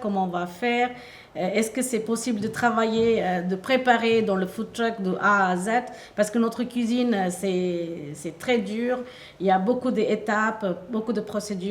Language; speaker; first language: French; non-native, fluent; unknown